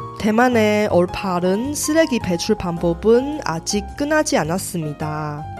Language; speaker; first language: Korean; non-native, fluent; Chinese